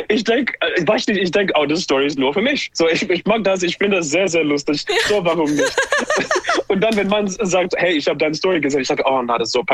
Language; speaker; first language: German; non-native, learner; English